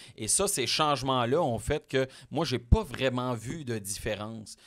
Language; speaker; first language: French; native; French